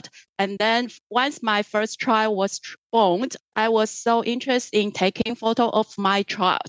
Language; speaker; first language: English; non-native, fluent; Chinese